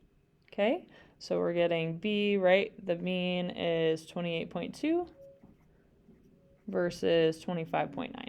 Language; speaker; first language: English; native; English